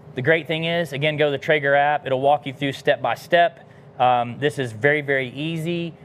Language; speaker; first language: English; native; English